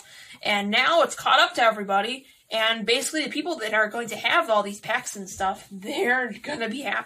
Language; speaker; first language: English; native; English